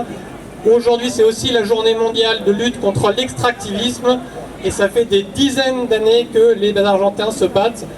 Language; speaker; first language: French; native; French